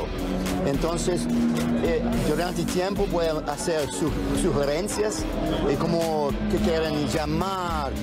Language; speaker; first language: Spanish; non-native, fluent; English